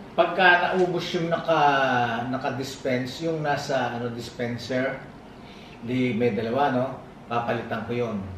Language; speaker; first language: Filipino; native; Filipino